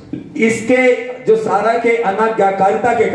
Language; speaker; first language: Hindi; native; Hindi